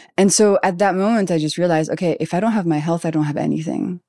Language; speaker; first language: English; non-native, fluent; French